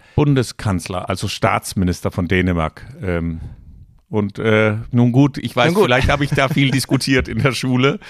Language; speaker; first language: German; non-native, fluent; Danish